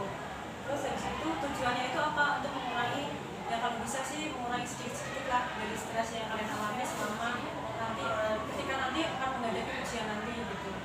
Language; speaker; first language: Indonesian; native; Indonesian